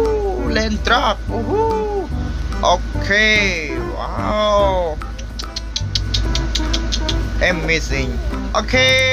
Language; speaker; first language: English; non-native, learner; Khmer